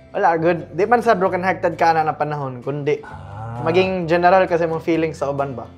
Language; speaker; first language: Cebuano; native; Cebuano